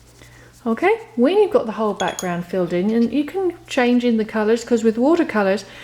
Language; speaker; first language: English; native; English